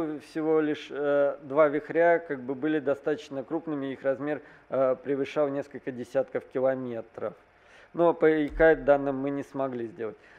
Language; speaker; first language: Russian; native; Russian